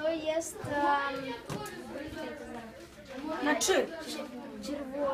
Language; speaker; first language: Polish; non-native, learner; Ukrainian